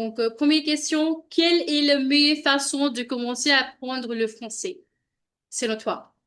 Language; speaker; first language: French; non-native, learner; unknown